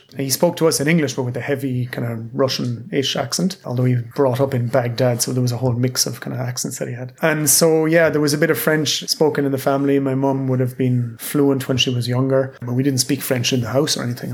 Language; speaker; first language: English; native; English